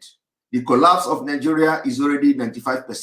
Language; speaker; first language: English; non-native, local second language; Igbo